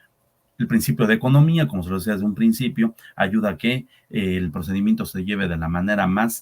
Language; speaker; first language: Spanish; native; Spanish